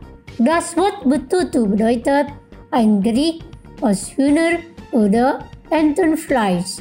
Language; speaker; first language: German; non-native, local second language; Indonesian